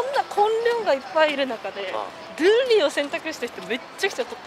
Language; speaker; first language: Korean; non-native, learner; Japanese